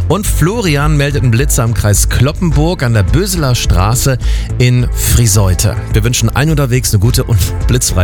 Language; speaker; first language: German; native; German